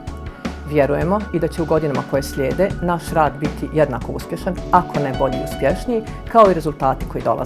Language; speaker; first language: Bosnian; native; Bosnian